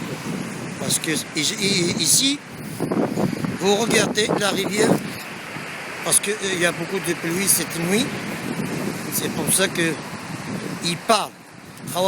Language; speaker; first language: French; non-native, local second language; Arabic